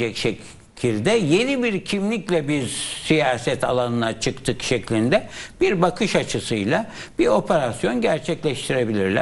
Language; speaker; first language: Turkish; native; Turkish